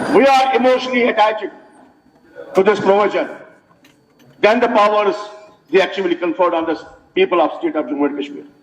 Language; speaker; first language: English; non-native, local second language; Kashmiri